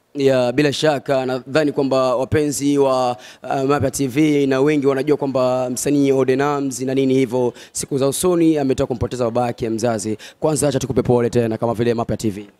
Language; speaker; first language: Swahili; native; Swahili